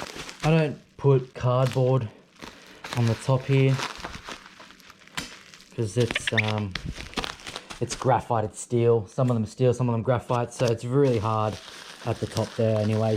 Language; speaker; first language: English; native; English